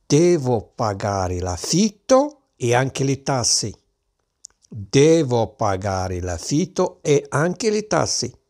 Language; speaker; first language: Italian; non-native, learner; Arabic